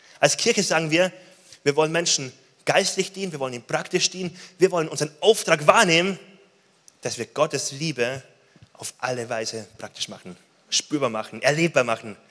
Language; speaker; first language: German; native; German